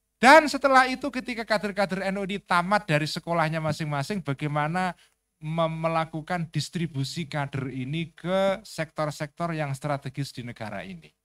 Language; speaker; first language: Indonesian; native; Indonesian